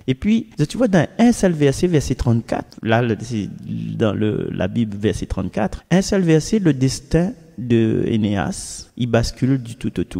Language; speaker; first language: French; non-native, local second language; Réunion Creole French